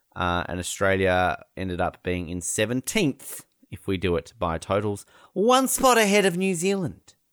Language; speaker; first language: English; native; English